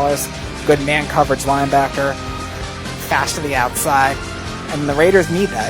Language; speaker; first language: English; native; English